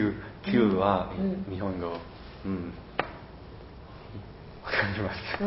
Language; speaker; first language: Japanese; non-native, learner; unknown